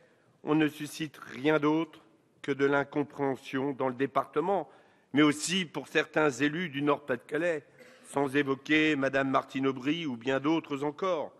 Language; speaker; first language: French; native; French